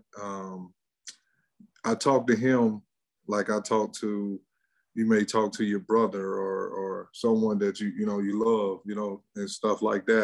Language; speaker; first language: English; native; English